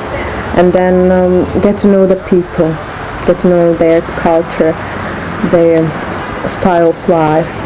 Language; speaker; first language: English; non-native, learner; Czech